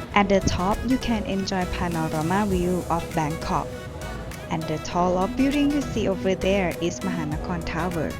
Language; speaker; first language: English; non-native, learner; Thai